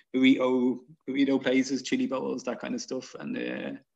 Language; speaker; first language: English; native; English